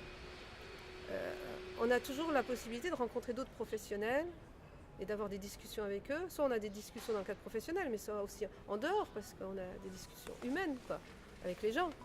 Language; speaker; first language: French; native; French